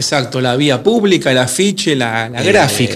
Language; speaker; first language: Spanish; native; Spanish